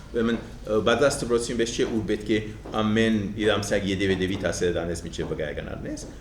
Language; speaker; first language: Armenian; early bilingual, heritage; Armenian